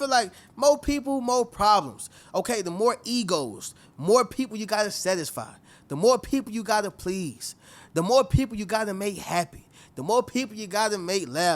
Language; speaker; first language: English; native; English